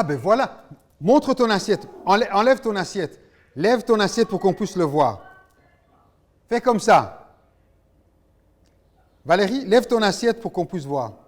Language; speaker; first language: French; native; French